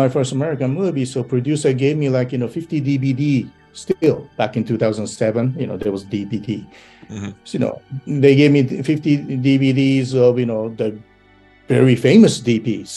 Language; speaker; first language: English; non-native, fluent; Japanese